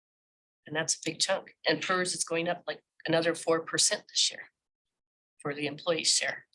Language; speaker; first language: English; native; English